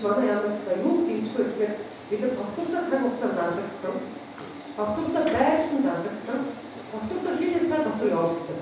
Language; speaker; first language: Mongolian; native; Mongolian